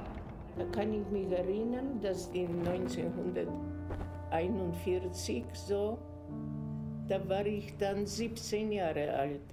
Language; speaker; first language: German; non-native, fluent; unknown